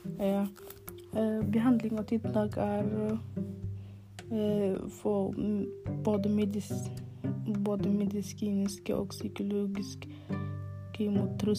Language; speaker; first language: Norwegian; non-native, learner; Arabic